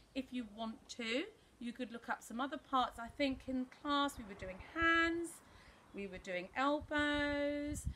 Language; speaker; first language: English; native; English